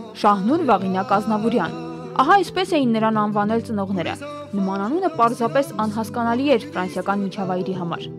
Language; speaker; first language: Armenian; native; Armenian